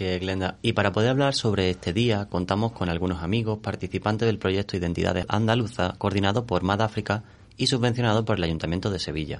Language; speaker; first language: Spanish; native; Spanish